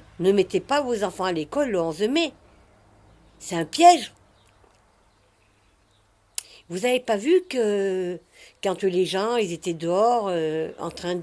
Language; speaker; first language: French; native; French